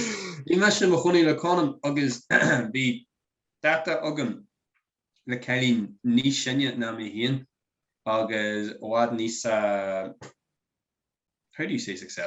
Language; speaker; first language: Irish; non-native, local second language; English